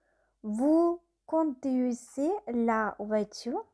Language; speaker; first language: French; non-native, fluent; Tamil